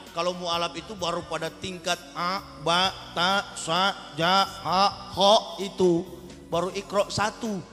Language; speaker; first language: Indonesian; native; Indonesian